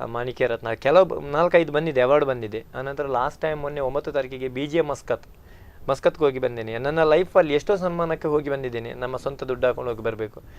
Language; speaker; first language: Kannada; non-native, local second language; Tulu